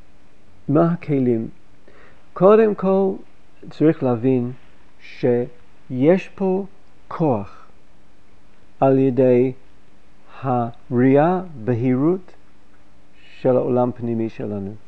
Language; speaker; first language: Hebrew; non-native, fluent; English